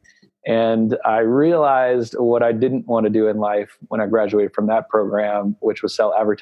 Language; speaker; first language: English; native; English